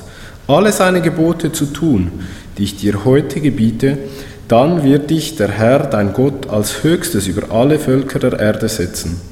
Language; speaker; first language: German; native; German